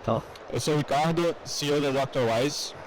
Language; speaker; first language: Portuguese; native; Portuguese